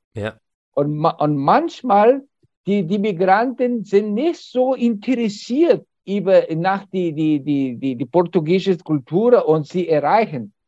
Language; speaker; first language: German; non-native, learner; Portuguese